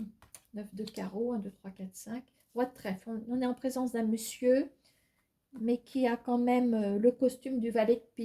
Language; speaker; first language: French; native; French